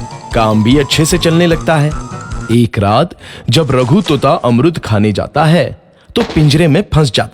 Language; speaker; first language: Hindi; native; Hindi